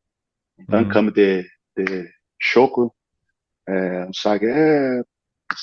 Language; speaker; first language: German; non-native, learner; Portuguese